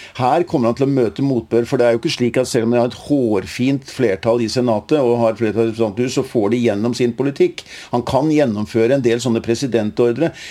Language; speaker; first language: Norwegian; native; Norwegian